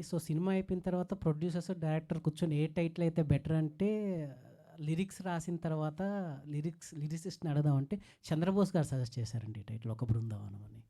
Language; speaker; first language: Telugu; native; Telugu